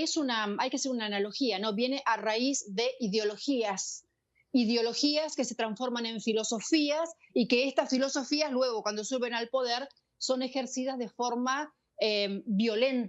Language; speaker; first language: Spanish; native; Spanish